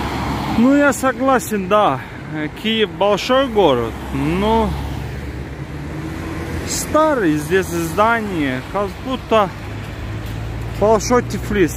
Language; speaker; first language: Russian; non-native, learner; Azerbaijani